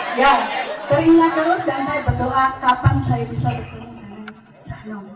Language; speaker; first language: Indonesian; non-native, local second language; Buginese